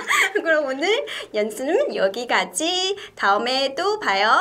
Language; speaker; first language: Korean; non-native, fluent; Chinese